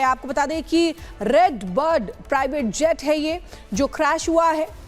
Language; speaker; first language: Hindi; native; Hindi